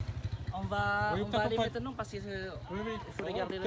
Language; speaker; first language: French; non-native, learner; Indonesian